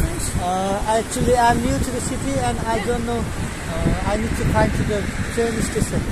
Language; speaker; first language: English; non-native, learner; Nepali